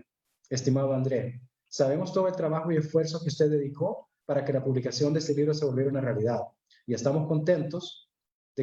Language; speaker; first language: Spanish; native; Spanish